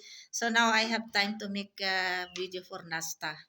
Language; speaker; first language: English; non-native, learner; Filipino